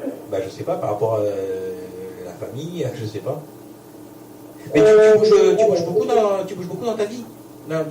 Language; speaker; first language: French; native; French